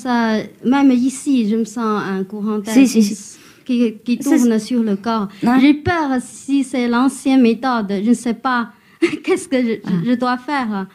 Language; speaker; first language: French; non-native, learner; Chinese